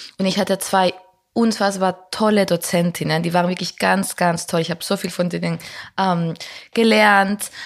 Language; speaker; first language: German; non-native, fluent; Spanish